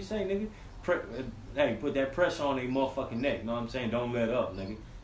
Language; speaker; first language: English; native; English